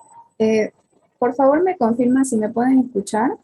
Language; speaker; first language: Spanish; native; Spanish